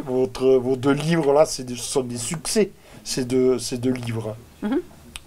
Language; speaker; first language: French; native; French